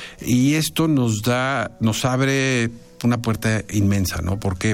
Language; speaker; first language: Spanish; native; Spanish